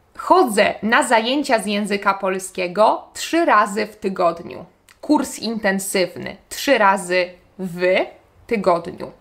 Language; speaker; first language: Polish; native; Polish